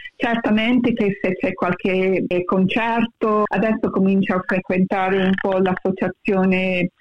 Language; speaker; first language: Italian; early bilingual, heritage; Italian